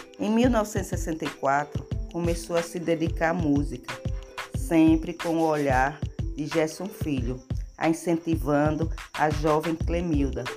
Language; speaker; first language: Portuguese; native; Portuguese